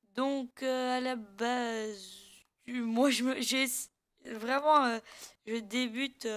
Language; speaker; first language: French; native; French